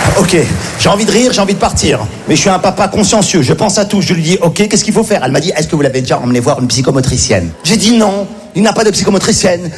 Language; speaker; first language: French; native; French